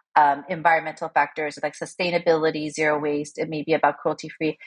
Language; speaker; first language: English; early bilingual, other home language; Korean